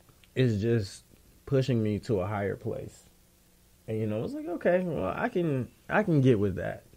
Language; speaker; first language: English; native; English